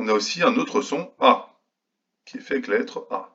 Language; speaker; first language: French; native; French